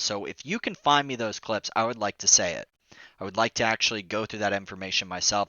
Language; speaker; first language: English; native; English